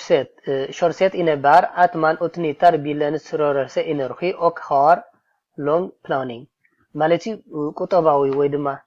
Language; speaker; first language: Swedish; non-native, fluent; Tigrinya